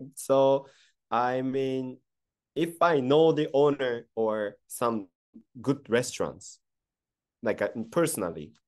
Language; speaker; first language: English; non-native, fluent; Japanese